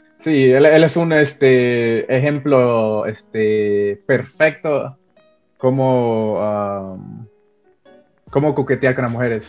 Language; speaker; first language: Spanish; early bilingual, heritage; Spanish